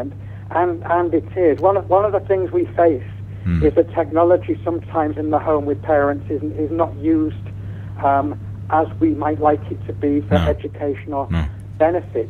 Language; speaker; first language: English; native; English